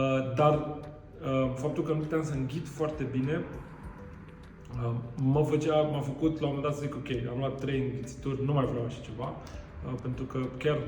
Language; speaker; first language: Romanian; native; Romanian